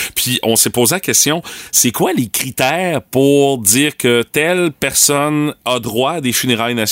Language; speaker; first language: French; native; French